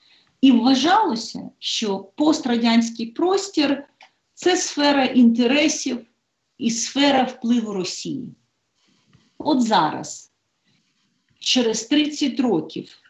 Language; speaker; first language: Ukrainian; native; Ukrainian